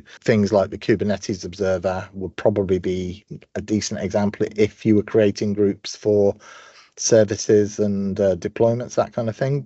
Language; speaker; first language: English; native; English